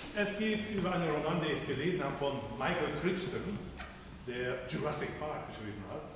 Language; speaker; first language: German; non-native, learner; Dutch